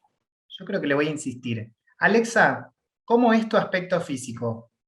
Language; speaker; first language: Spanish; native; Spanish